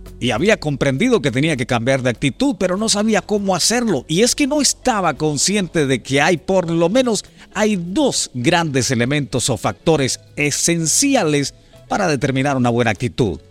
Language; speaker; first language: Spanish; native; Spanish